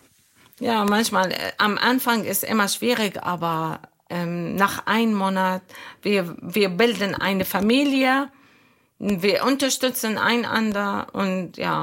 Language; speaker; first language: German; non-native, learner; Arabic